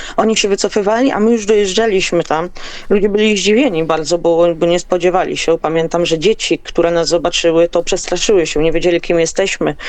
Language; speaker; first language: Polish; native; Polish